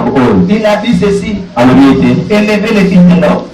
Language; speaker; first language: French; non-native, local second language; Lingala